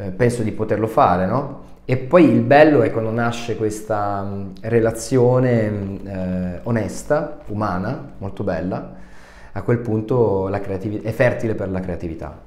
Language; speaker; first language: Italian; native; Italian